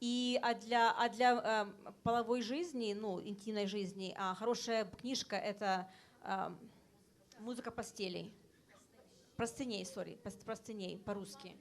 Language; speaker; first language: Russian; early bilingual, heritage; Russian